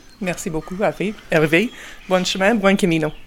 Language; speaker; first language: French; non-native, local second language; English